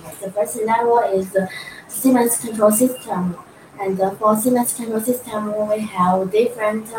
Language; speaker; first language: English; non-native, learner; Chinese